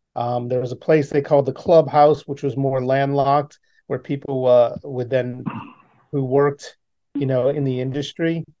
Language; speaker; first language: English; native; English